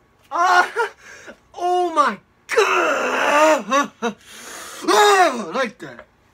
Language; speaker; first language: English; early bilingual, other home language; Spanish